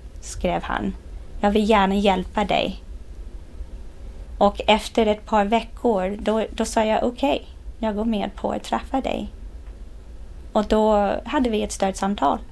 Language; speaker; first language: Swedish; non-native, fluent; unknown